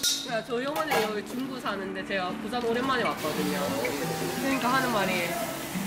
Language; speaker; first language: Korean; native; Korean